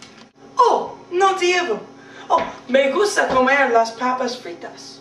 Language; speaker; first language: Spanish; non-native, learner; English